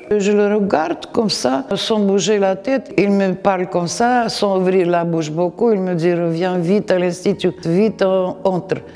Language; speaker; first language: French; non-native, fluent; Russian